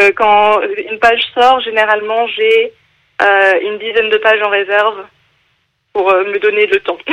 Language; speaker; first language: French; non-native, fluent; English